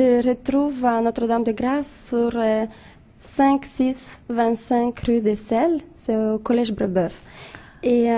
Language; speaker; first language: French; non-native, fluent; Romanian